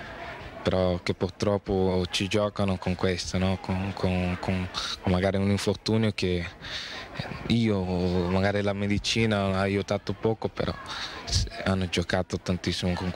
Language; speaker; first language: Italian; non-native, fluent; Portuguese